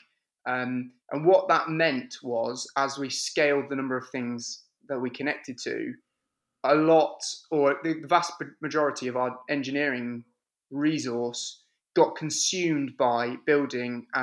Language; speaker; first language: English; native; English